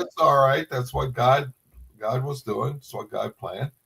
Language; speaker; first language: English; native; English